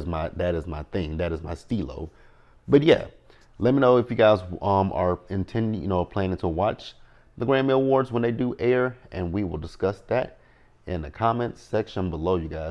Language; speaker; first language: English; native; English